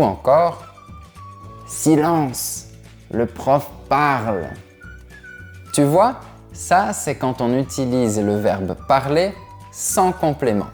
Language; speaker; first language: French; native; French